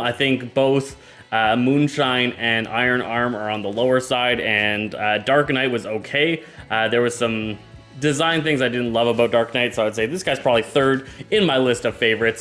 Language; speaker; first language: English; native; English